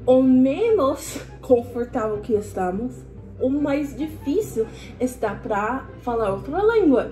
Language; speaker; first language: Portuguese; non-native, fluent; English